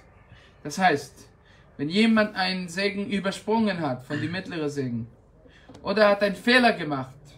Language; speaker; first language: German; non-native, fluent; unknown